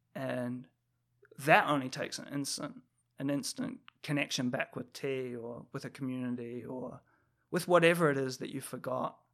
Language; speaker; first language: English; native; English